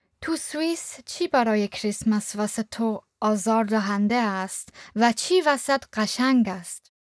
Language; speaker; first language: Persian; non-native, fluent; German